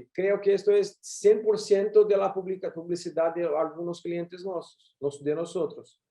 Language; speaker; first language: Spanish; non-native, learner; Portuguese